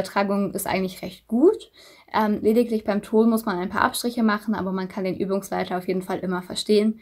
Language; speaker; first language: German; native; German